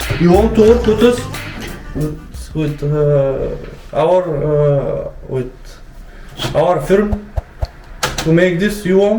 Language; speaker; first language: English; non-native, learner; Bulgarian